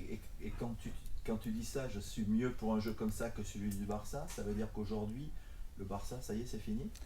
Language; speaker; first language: French; native; French